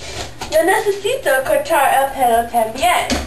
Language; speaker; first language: Spanish; non-native, learner; English